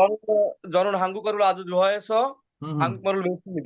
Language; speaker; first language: Korean; non-native, learner; Bangla